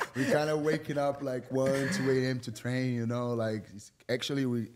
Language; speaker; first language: English; non-native, fluent; Portuguese